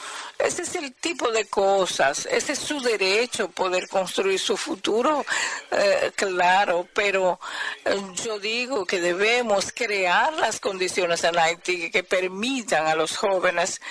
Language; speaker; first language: Spanish; non-native, fluent; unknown